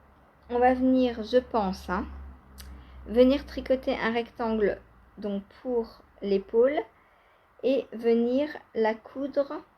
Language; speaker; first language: French; native; French